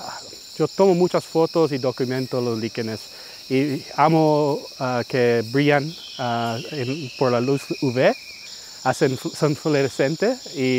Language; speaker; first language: Spanish; early bilingual, heritage; English